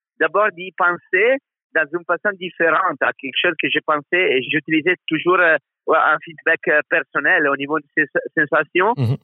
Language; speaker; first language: French; non-native, fluent; Italian